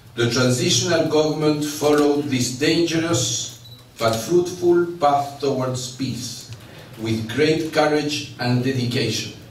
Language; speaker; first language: English; non-native, fluent; Spanish